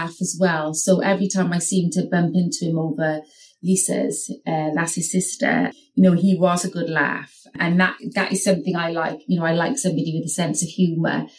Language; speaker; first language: English; native; English